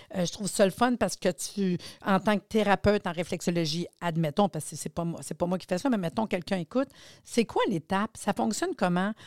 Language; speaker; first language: French; native; French